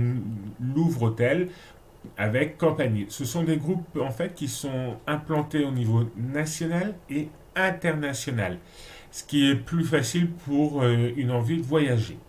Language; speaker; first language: French; native; French